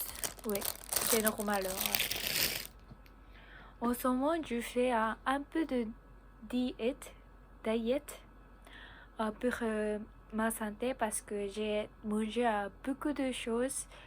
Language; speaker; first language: French; non-native, learner; Japanese